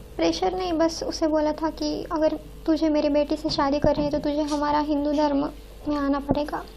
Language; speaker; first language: Hindi; non-native, local second language; Marathi